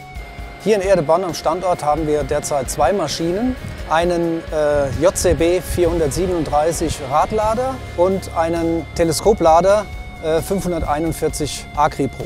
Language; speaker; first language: German; native; German